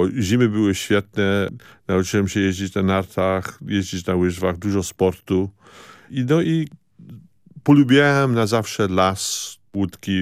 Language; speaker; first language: Polish; early bilingual, heritage; Polish